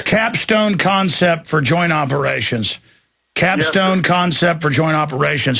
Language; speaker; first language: English; native; English